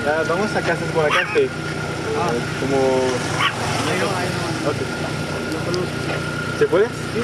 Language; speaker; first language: Spanish; non-native, learner; French